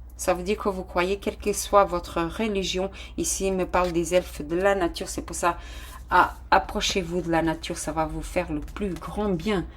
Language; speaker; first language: French; non-native, fluent; Portuguese